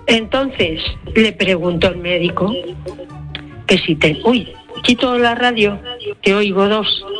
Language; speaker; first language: Spanish; native; Spanish